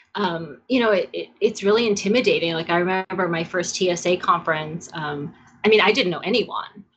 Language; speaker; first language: English; native; English